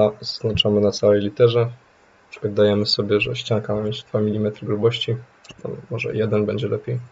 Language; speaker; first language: Polish; native; Polish